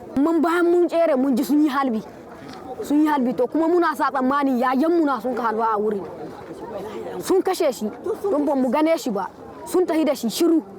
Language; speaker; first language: Hausa; non-native, local second language; Fula